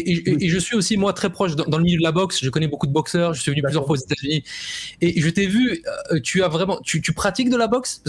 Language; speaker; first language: French; native; French